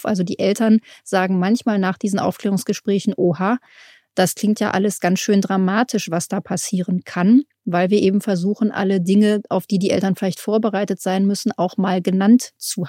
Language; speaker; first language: German; native; German